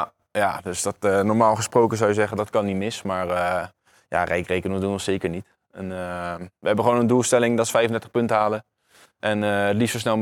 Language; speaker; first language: Dutch; native; Dutch